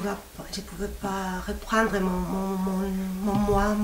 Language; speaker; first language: French; non-native, fluent; Spanish